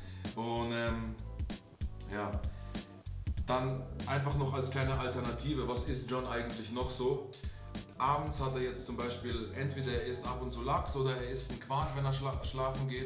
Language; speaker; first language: German; native; German